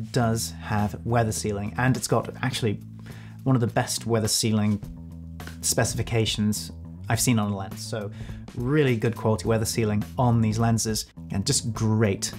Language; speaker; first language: English; native; English